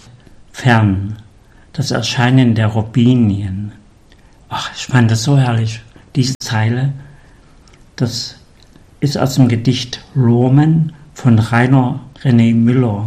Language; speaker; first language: German; native; German